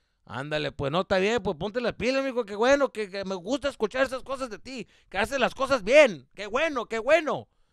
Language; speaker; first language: Spanish; early bilingual, heritage; Spanish